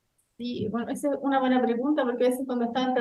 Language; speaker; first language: Spanish; native; Spanish